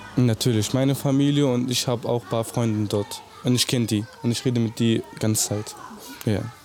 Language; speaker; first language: German; early bilingual, other home language; Arabic